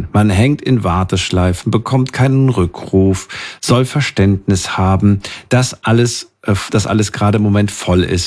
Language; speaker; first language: German; native; German